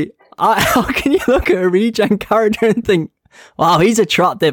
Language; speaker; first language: English; native; English